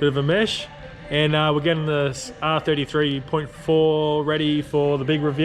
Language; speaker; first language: English; native; English